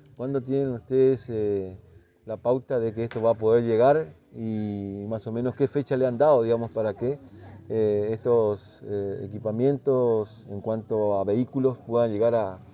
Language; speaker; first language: Spanish; native; Spanish